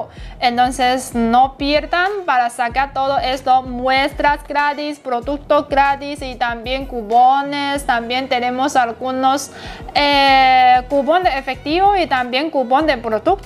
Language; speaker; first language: Spanish; non-native, learner; Chinese